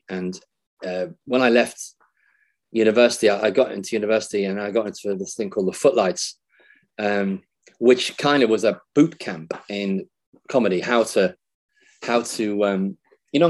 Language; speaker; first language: English; native; English